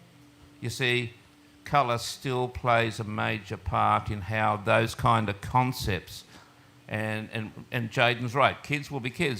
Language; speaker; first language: English; native; English